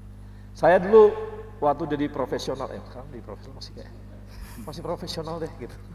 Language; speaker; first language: Indonesian; native; Indonesian